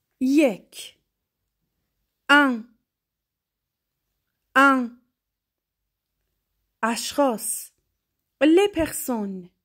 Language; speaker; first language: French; non-native, fluent; Persian